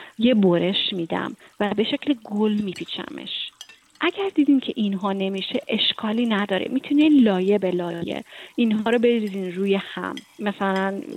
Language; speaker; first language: Persian; native; Persian